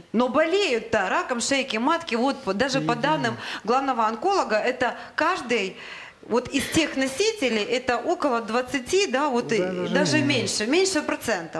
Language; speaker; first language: Russian; native; Russian